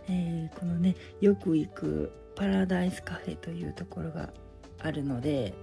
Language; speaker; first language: Japanese; native; Japanese